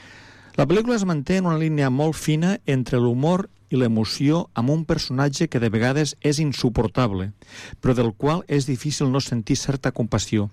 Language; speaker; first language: Catalan; native; Catalan